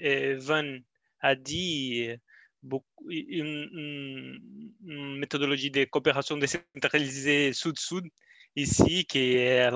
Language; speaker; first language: French; non-native, learner; Portuguese